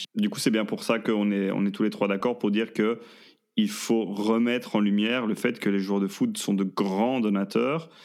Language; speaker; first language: French; native; French